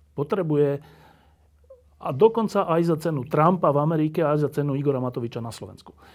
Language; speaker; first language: Slovak; native; Slovak